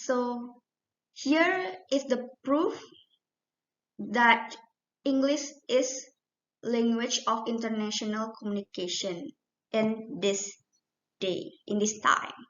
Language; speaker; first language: English; non-native, learner; Indonesian